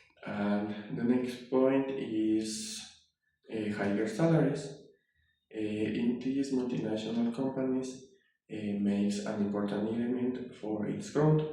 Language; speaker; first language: English; non-native, learner; Spanish